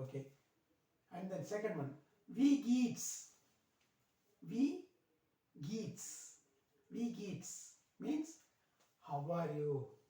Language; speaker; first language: German; non-native, learner; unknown